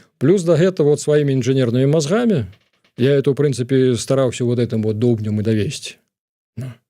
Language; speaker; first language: Belarusian; native; Belarusian